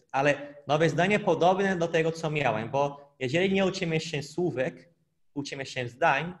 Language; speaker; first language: Polish; non-native, fluent; Portuguese